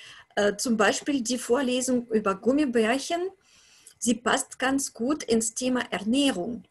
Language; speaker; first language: German; non-native, fluent; Russian